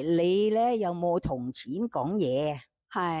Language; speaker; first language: Cantonese; non-native, fluent; Thai